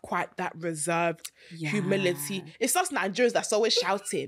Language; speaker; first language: English; native; English